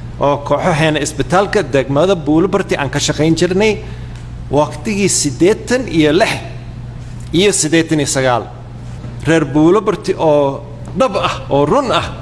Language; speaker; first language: Somali; non-native, fluent; English